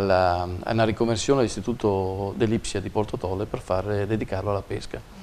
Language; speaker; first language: Italian; native; Italian